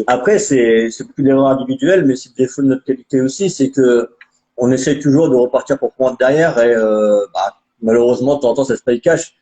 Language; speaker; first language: French; native; French